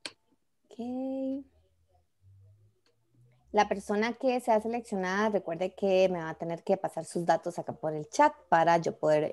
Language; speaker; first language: Spanish; native; Spanish